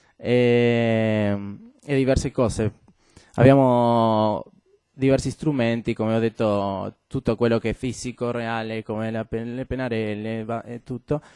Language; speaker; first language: Italian; non-native, fluent; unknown